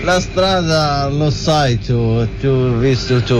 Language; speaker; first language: Italian; non-native, learner; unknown